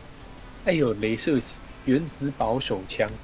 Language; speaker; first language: Chinese; native; Chinese